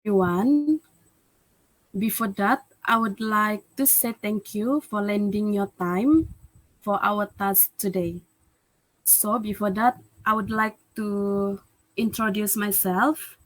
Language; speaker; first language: English; non-native, local second language; Malay